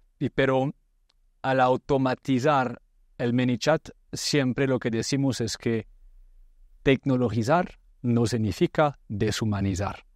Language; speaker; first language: Spanish; non-native, fluent; French